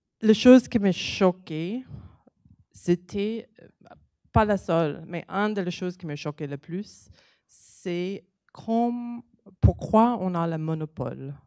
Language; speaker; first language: French; non-native, learner; English